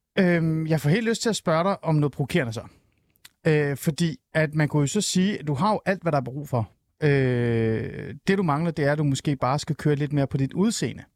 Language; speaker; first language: Danish; early bilingual, other home language; Persian